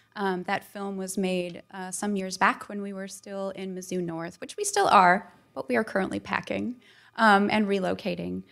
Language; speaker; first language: English; native; English